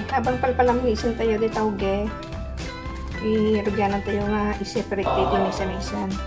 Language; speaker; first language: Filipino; non-native, local second language; Iloko